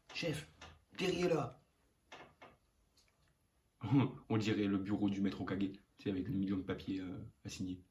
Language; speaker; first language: French; native; French